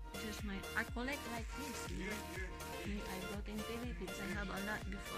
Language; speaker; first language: English; non-native, local second language; Filipino